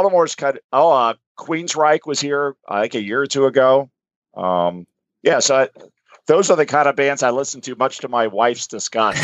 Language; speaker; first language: English; native; English